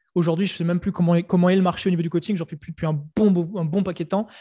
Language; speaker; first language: French; native; French